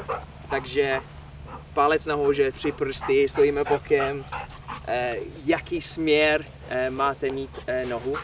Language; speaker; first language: Czech; non-native, learner; English